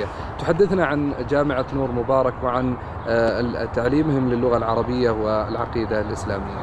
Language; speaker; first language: Arabic; native; Arabic